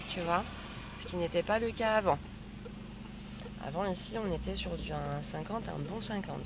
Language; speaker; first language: French; native; French